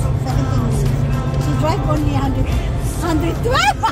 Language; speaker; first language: English; non-native, learner; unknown